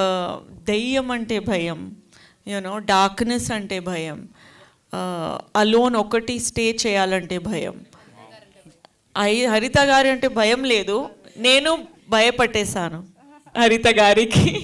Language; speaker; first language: Telugu; non-native, learner; Hindi